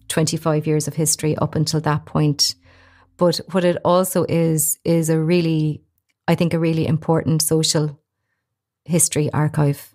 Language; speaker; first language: English; native; English